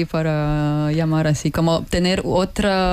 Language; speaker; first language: Spanish; non-native, learner; Russian